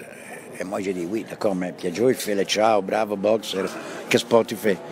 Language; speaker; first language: French; non-native, fluent; Italian